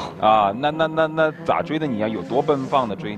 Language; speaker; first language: Chinese; native; Chinese